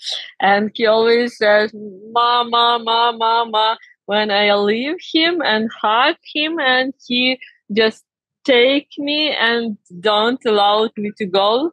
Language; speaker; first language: English; non-native, learner; Ukrainian